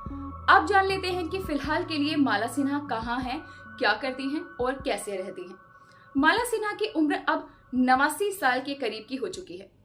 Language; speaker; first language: Hindi; native; Hindi